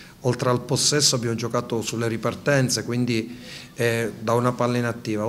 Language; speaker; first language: Italian; native; Italian